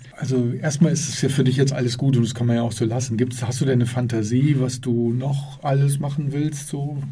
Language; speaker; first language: German; native; German